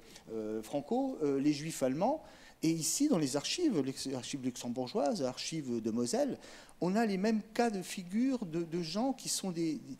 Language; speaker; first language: French; native; French